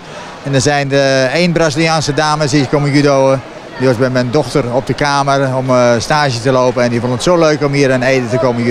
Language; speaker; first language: Dutch; native; Dutch